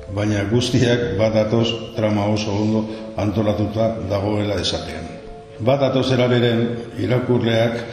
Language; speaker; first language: Basque; non-native, local second language; Spanish